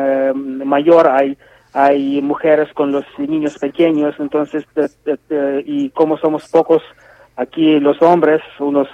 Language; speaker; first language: Spanish; non-native, fluent; Ukrainian